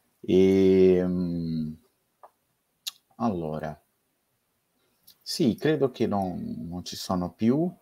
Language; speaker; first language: Italian; non-native, fluent; Portuguese